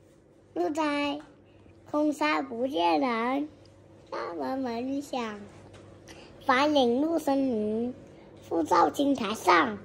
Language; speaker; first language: Chinese; native; Chinese